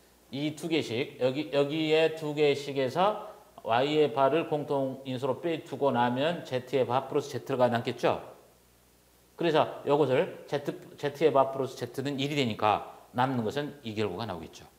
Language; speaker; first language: Korean; native; Korean